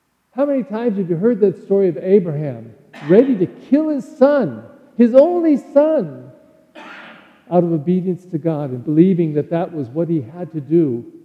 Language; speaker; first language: English; native; English